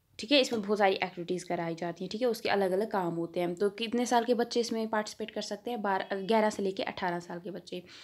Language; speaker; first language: Hindi; non-native, local second language; Kashmiri